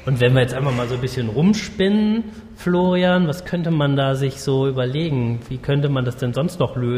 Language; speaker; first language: German; native; German